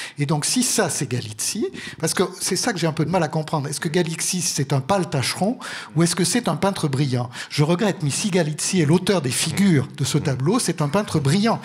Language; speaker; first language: French; native; French